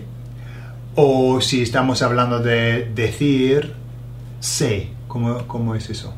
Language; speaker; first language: Spanish; non-native, fluent; English